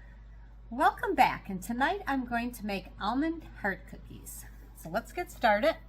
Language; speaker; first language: English; native; English